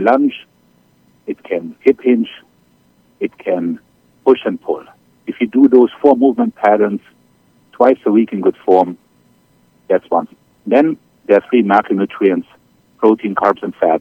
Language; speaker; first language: English; non-native, fluent; German